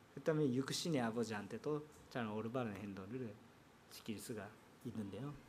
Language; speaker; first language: Korean; non-native, fluent; Japanese